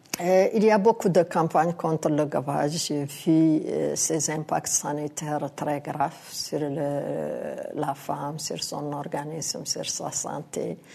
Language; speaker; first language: French; non-native, local second language; Arabic